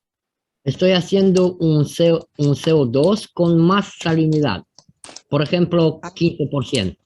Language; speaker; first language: Spanish; non-native, fluent; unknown